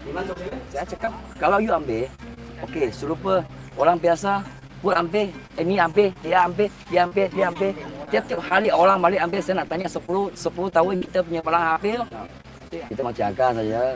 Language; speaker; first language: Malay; non-native, local second language; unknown